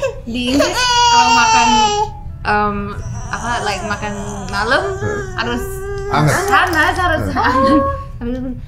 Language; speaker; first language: Indonesian; non-native, learner; English